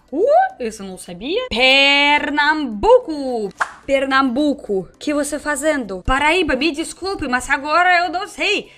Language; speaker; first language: Portuguese; non-native, learner; Russian